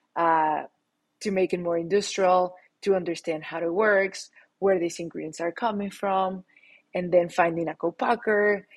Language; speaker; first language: English; non-native, fluent; Spanish